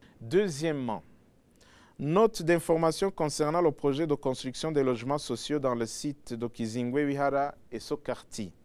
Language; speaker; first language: French; non-native, local second language; Rundi